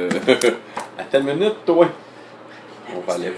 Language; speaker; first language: French; native; French